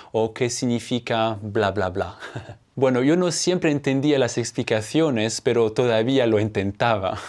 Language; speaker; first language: Spanish; non-native, fluent; French